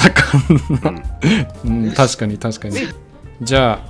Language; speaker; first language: Japanese; non-native, fluent; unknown